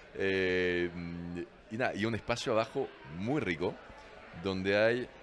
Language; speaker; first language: Spanish; non-native, fluent; French